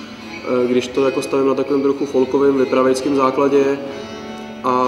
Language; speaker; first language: Czech; native; Czech